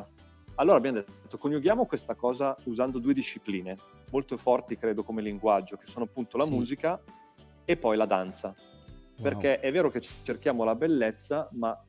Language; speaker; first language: Italian; native; Italian